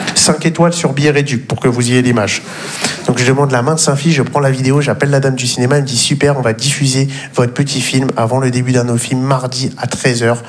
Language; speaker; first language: French; native; French